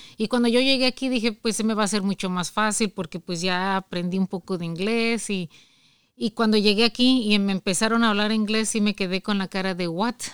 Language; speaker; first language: Spanish; native; Spanish